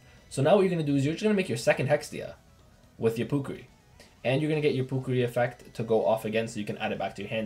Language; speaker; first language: English; native; English